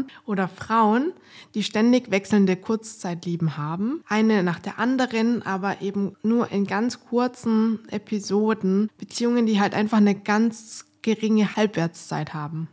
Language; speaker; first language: German; native; German